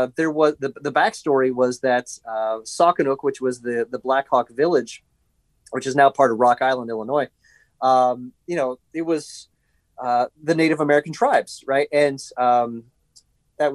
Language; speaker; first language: English; native; English